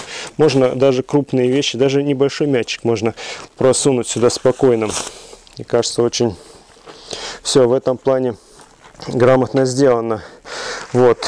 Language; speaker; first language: Russian; native; Russian